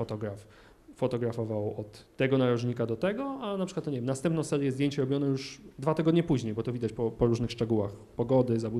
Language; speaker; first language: Polish; native; Polish